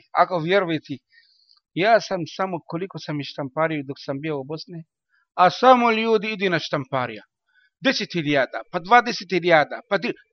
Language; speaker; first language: Bosnian; non-native, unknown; Arabic